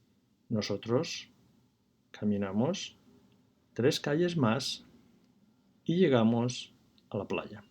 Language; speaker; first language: Spanish; non-native, fluent; English